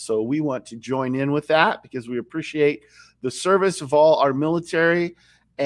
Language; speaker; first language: English; native; English